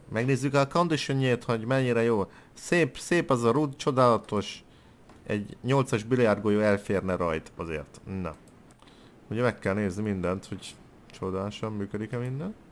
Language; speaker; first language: Hungarian; native; Hungarian